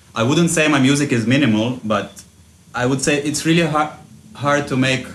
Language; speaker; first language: English; early bilingual, other home language; Russian